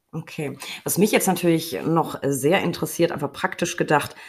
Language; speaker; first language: German; native; German